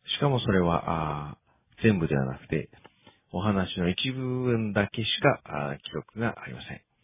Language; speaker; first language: Japanese; native; Japanese